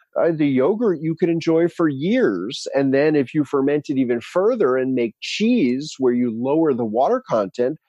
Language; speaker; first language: English; native; English